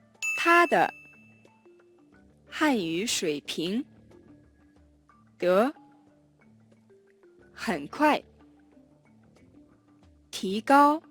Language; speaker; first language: Chinese; non-native, learner; Mongolian